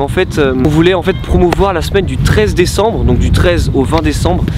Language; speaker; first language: French; native; French